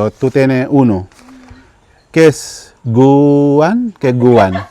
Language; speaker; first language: Spanish; non-native, learner; Filipino